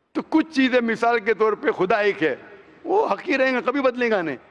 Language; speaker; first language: Hindi; non-native, local second language; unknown